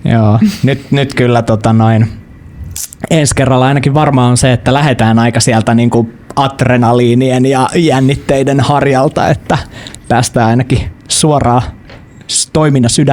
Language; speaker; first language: Finnish; native; Finnish